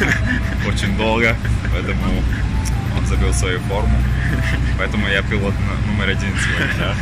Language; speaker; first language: Russian; non-native, learner; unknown